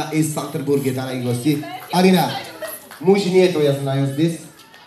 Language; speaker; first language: Russian; non-native, learner; Turkish